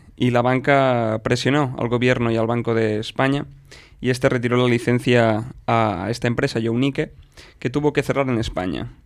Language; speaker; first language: Spanish; non-native, local second language; Catalan